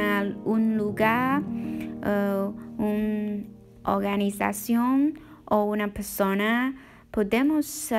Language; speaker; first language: Spanish; non-native, learner; Chinese